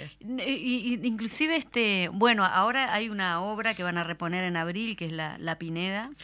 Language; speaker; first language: Spanish; native; Spanish